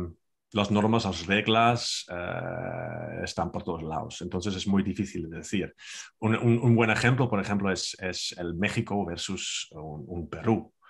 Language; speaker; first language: Spanish; non-native, fluent; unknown